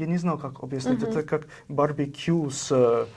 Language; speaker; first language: Russian; non-native, fluent; English